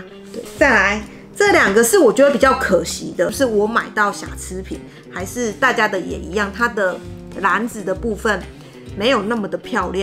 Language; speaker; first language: Chinese; native; Chinese